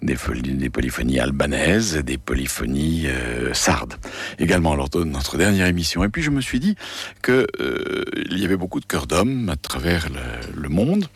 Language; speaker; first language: French; native; French